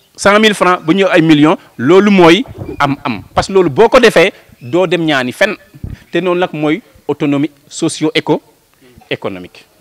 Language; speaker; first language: Wolof; non-native, local second language; Serer